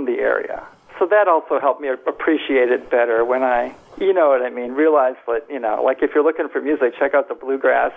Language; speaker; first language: English; native; English